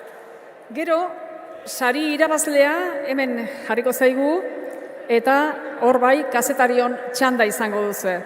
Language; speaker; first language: Basque; native; Basque